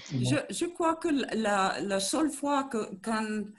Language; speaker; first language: French; non-native, learner; Spanish